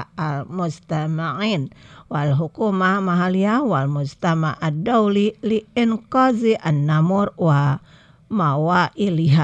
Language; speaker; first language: Arabic; non-native, fluent; Indonesian